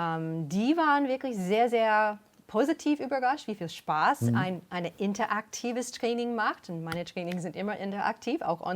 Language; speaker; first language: German; non-native, fluent; English